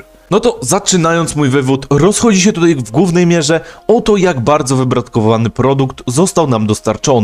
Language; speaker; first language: Polish; native; Polish